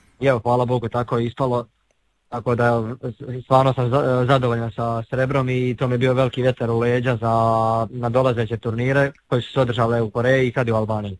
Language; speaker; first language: Croatian; native; Croatian